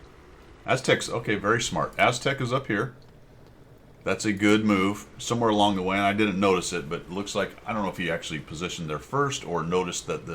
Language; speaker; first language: English; native; English